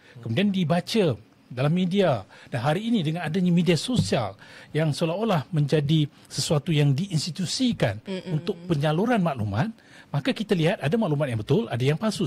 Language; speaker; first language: Malay; non-native, local second language; Tamil